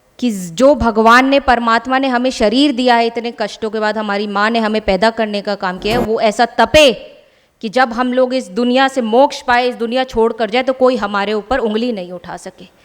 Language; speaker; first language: Hindi; native; Hindi